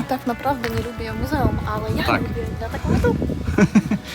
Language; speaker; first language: Polish; non-native, learner; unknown